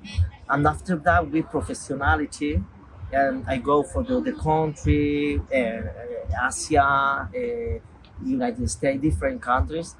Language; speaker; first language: English; non-native, local second language; Spanish